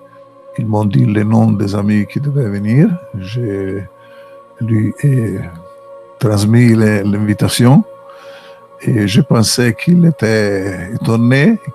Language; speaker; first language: French; non-native, fluent; Italian